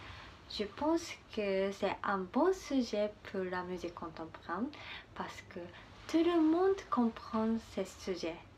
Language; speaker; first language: French; non-native, learner; Japanese